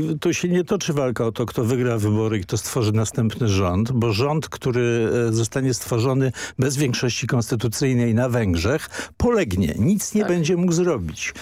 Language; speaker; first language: Polish; native; Polish